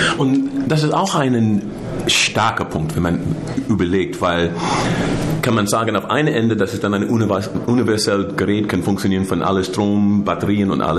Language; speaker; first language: German; non-native, learner; English